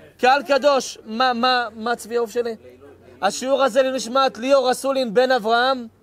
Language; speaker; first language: Hebrew; native; Hebrew